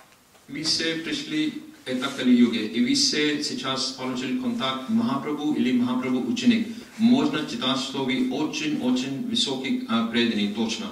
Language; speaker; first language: Russian; non-native, learner; Hindi